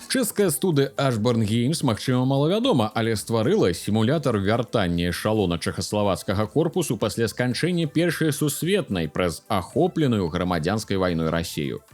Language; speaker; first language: Belarusian; native; Belarusian